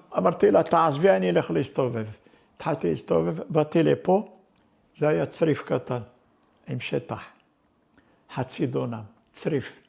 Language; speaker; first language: Hebrew; non-native, fluent; Arabic